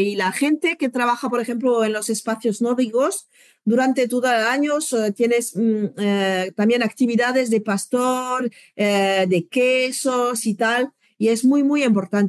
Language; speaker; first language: Spanish; non-native, fluent; French